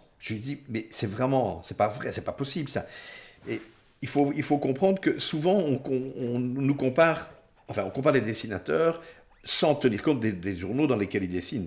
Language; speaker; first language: French; native; French